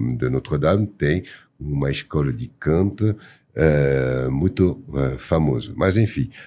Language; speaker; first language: Portuguese; non-native, fluent; French